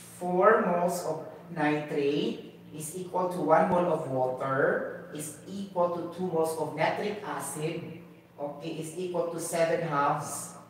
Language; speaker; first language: English; non-native, local second language; Cebuano